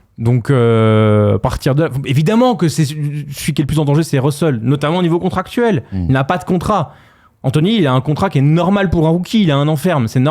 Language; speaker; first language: French; native; French